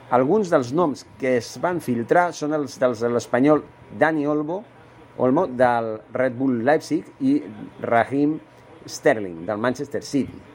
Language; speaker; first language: Catalan; non-native, local second language; Spanish